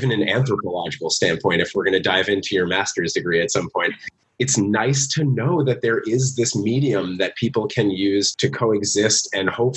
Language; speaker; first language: English; native; English